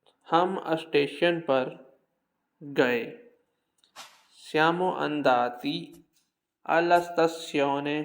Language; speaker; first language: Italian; non-native, fluent; Urdu